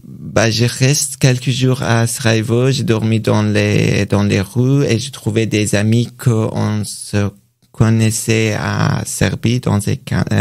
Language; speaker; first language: French; non-native, learner; Persian